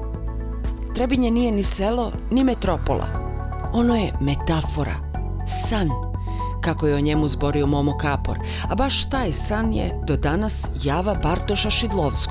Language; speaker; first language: Bosnian; native; Bosnian